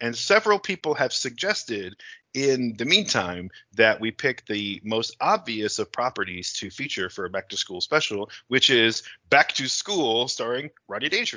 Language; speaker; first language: English; native; English